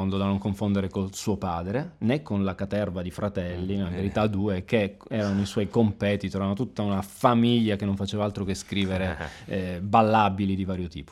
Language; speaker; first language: Italian; native; Italian